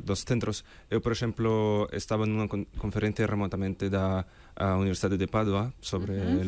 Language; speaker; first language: Galician; non-native, fluent; Russian